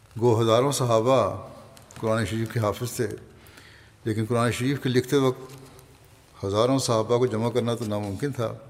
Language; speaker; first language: Urdu; native; Urdu